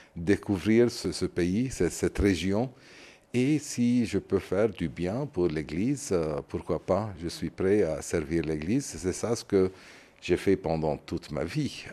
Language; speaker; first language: French; non-native, fluent; Arabic